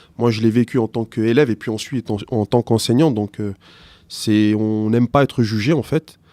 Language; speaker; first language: French; early bilingual, other home language; Arabic